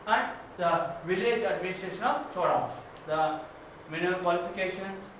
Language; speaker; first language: English; non-native, local second language; Kannada